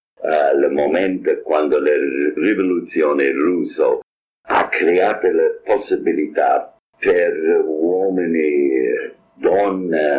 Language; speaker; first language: Italian; non-native, fluent; English